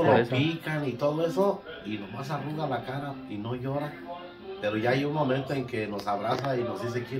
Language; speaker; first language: Spanish; native; Spanish